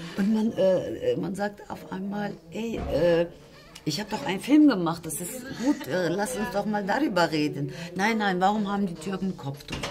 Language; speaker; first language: German; non-native, fluent; Turkish